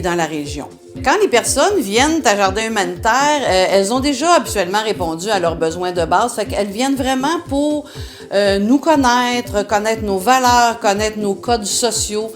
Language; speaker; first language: French; native; French